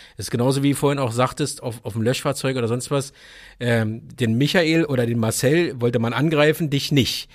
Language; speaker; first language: German; native; German